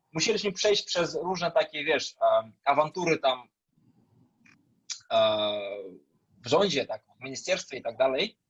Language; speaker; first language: Polish; non-native, fluent; Russian